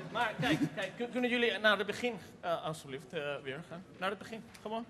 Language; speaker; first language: Dutch; non-native, fluent; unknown